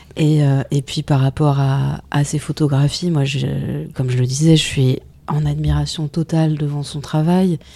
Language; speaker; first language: French; native; French